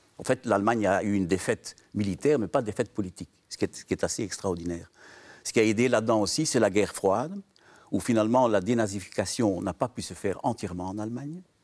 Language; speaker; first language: French; native; French